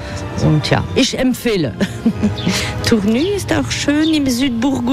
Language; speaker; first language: German; non-native, fluent; French